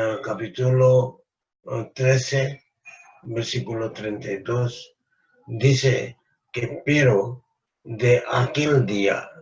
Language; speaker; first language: Spanish; non-native, fluent; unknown